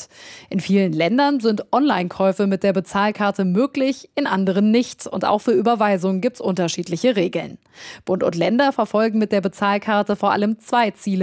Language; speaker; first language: German; native; German